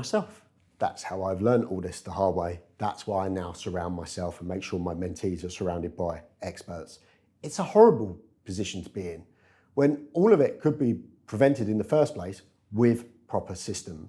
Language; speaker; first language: English; native; English